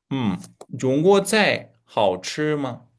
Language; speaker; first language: Chinese; non-native, fluent; Uzbek